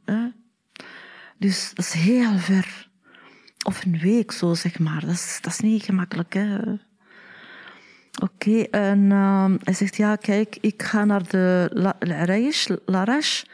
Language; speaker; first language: Dutch; non-native, learner; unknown